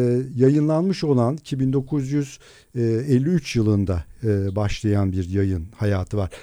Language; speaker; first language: Turkish; non-native, local second language; Adyghe